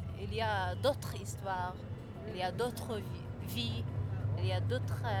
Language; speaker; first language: French; non-native, learner; Arabic